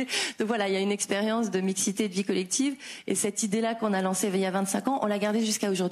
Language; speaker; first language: French; native; French